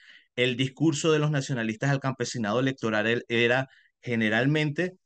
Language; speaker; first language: Spanish; native; Spanish